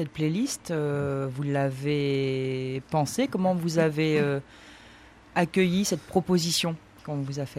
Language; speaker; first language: French; native; French